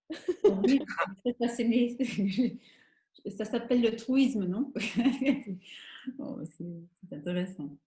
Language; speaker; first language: French; non-native, fluent; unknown